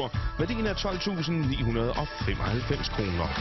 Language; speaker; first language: Danish; native; Danish